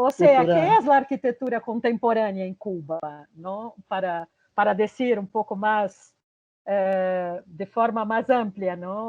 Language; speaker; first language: Spanish; non-native, fluent; Portuguese